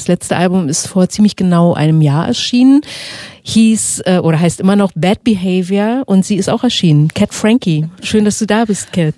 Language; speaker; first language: German; native; German